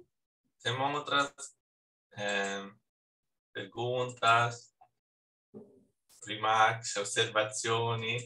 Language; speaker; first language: Portuguese; non-native, learner; Italian